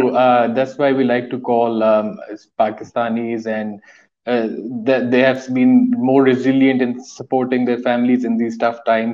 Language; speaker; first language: English; non-native, local second language; Urdu